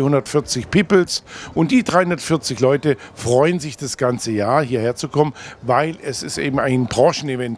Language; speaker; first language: German; native; German